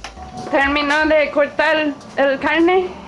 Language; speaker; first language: Spanish; non-native, learner; English